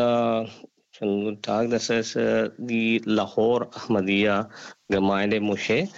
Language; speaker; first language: German; non-native, learner; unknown